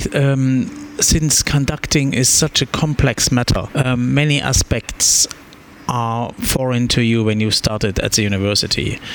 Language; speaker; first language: English; non-native, fluent; German